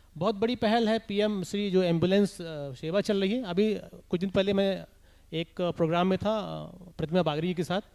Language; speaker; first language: Hindi; native; Hindi